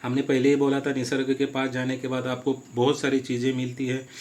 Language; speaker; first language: Hindi; non-native, local second language; Marathi